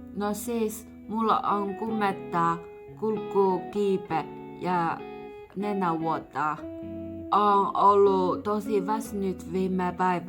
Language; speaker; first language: Finnish; non-native, learner; Chinese